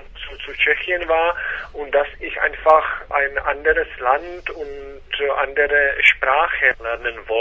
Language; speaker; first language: German; non-native, fluent; Czech